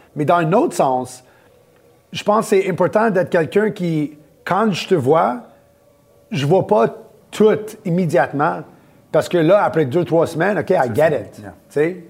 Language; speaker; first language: French; native; French